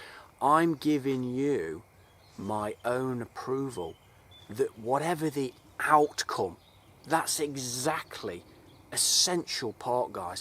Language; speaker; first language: English; native; English